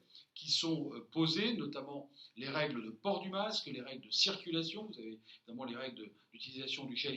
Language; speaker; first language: French; native; French